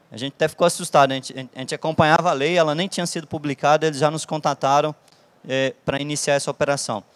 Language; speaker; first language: Portuguese; native; Portuguese